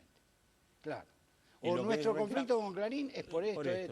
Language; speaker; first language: Spanish; native; Spanish